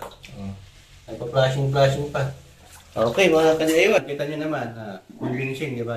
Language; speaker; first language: Filipino; native; Filipino